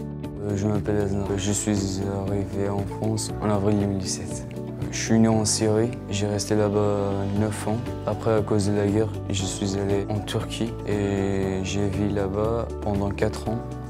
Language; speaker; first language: French; non-native, learner; Arabic